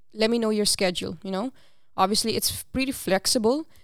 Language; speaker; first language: English; non-native, fluent; Papiamento